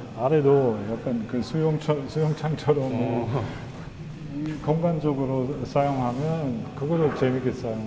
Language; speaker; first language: Korean; non-native, learner; German